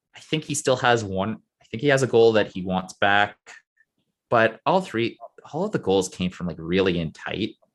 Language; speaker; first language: English; native; English